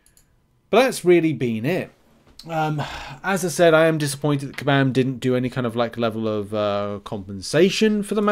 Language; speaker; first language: English; native; English